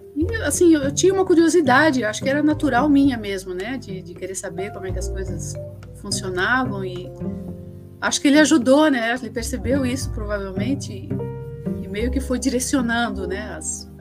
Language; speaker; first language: Portuguese; early bilingual, other home language; Spanish